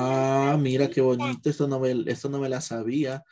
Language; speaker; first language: Spanish; native; Spanish